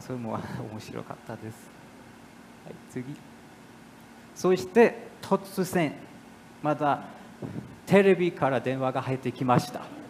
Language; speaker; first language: Japanese; non-native, fluent; German